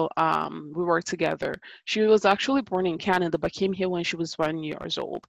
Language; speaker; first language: English; non-native, fluent; Italian